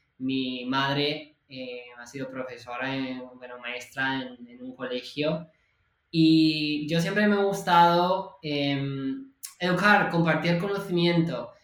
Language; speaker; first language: Spanish; non-native, fluent; English